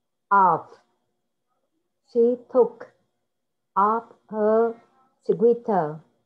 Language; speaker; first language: English; non-native, learner; Vietnamese